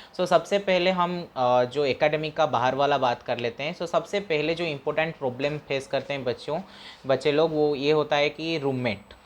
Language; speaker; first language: Hindi; non-native, local second language; Odia